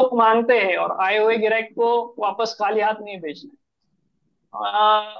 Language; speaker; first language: Hindi; non-native, local second language; Marathi